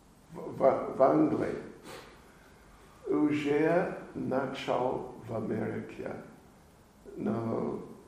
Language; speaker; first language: Russian; non-native, learner; English